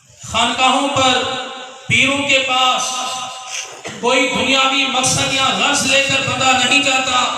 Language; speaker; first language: Urdu; non-native, local second language; Sindhi